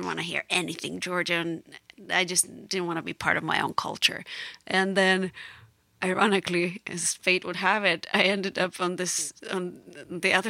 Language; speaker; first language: English; non-native, fluent; Georgian